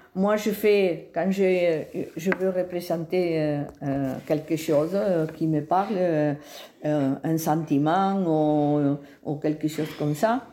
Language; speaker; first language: French; non-native, fluent; Spanish